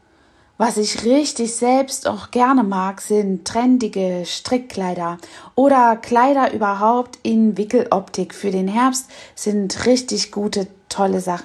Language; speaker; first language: German; native; German